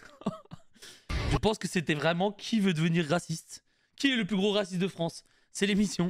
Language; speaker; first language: French; native; French